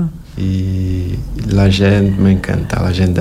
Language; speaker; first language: Catalan; non-native, local second language; Spanish